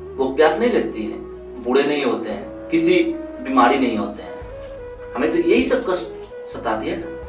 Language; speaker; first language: Hindi; non-native, local second language; Bangla